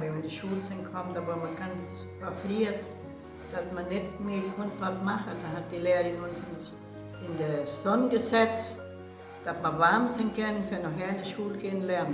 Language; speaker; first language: German; early bilingual, heritage; German